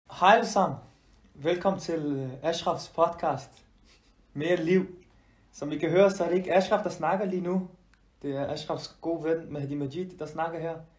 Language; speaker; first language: Danish; early bilingual, other home language; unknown